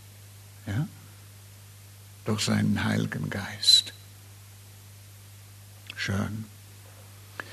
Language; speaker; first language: German; non-native, fluent; English